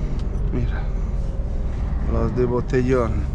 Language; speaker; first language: Spanish; non-native, local second language; Catalan